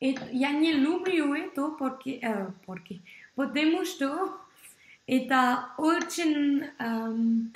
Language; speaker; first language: Russian; non-native, learner; French